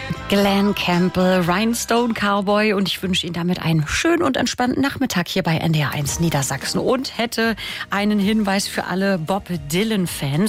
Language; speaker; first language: German; native; German